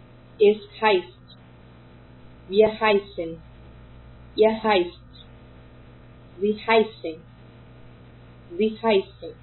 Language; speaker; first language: German; non-native, fluent; Portuguese